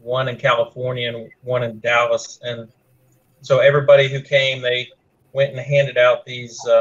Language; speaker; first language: English; native; English